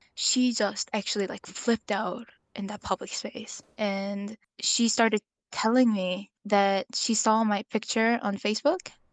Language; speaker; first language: English; early bilingual, other home language; Korean